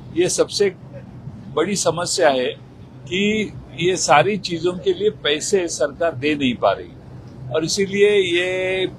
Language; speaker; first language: Hindi; non-native, local second language; Marathi